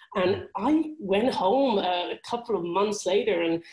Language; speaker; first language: English; native; English